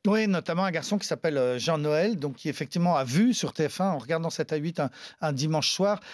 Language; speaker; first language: French; native; French